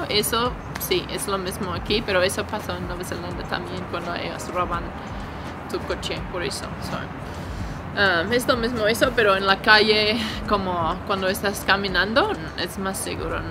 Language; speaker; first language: Spanish; non-native, learner; English